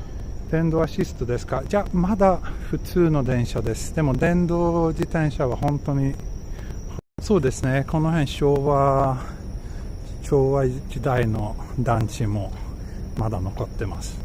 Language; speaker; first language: Japanese; non-native, fluent; Swedish